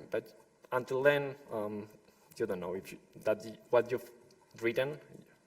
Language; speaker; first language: English; non-native, fluent; Spanish